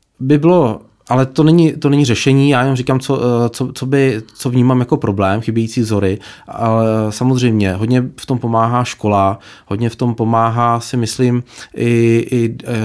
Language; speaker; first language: Czech; native; Czech